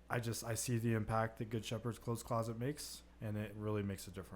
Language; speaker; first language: English; native; English